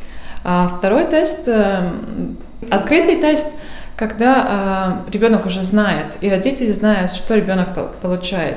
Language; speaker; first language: Russian; non-native, local second language; Latvian